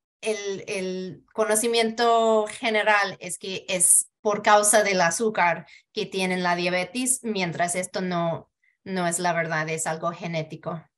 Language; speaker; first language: Spanish; early bilingual, heritage; Spanish